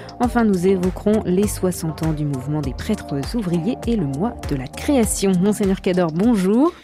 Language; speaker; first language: French; native; French